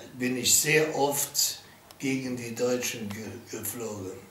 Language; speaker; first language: German; non-native, local second language; Luxembourgish